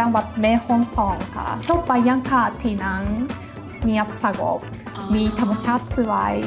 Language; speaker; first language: Thai; non-native, learner; Japanese